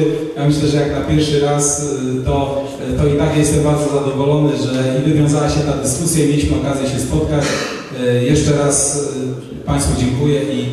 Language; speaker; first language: Polish; native; Polish